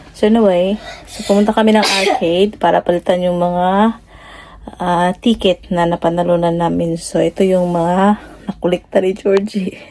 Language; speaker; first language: Filipino; native; Filipino